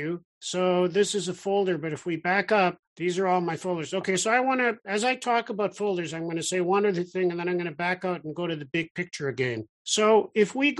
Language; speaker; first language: English; native; English